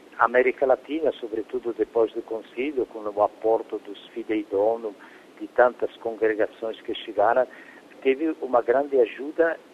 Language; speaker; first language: Portuguese; non-native, fluent; Italian